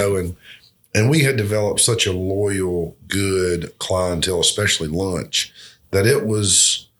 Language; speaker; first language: English; native; English